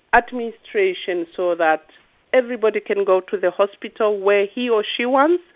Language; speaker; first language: English; non-native, local second language; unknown